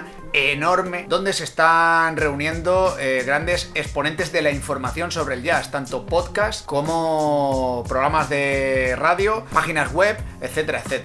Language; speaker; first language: Spanish; native; Spanish